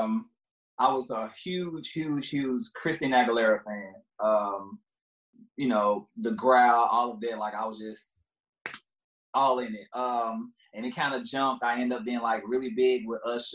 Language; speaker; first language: English; native; English